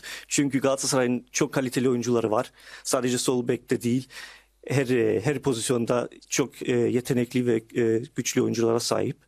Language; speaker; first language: Turkish; early bilingual, heritage; Turkish